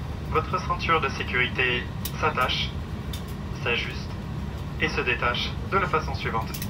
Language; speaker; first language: French; native; French